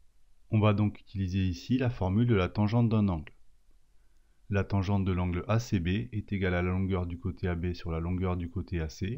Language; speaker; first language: French; native; French